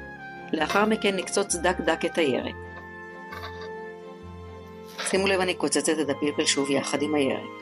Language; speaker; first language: Hebrew; native; Hebrew